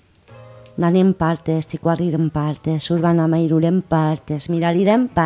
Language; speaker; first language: Basque; non-native, local second language; Spanish